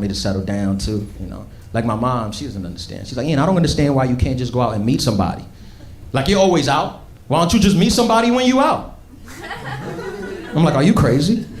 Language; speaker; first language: English; native; English